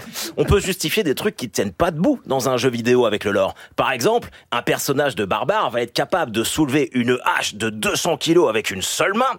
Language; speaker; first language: French; native; French